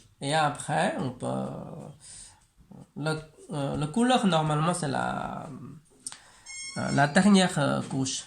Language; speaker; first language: French; non-native, learner; Chinese